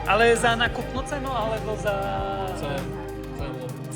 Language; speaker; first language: Slovak; native; Slovak